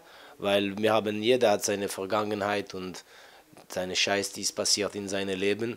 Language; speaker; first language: German; non-native, fluent; French